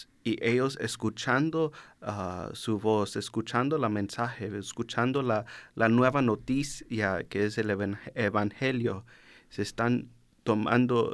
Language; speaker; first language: Spanish; early bilingual, heritage; Spanish